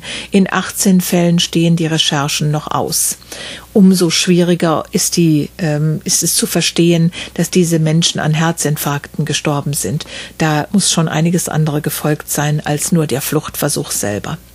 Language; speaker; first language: German; native; German